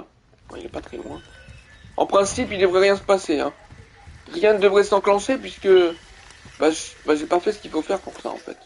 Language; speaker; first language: French; native; French